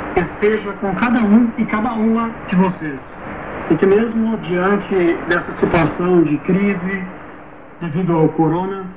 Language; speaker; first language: Portuguese; native; Portuguese